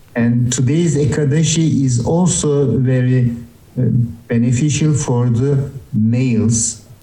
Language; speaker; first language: English; non-native, fluent; Turkish